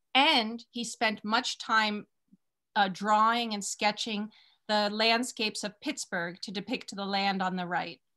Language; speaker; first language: English; early bilingual, other home language; Spanish